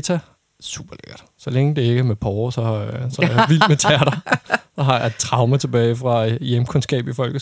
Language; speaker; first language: Danish; native; Danish